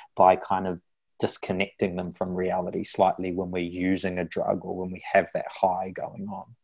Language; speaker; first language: English; native; English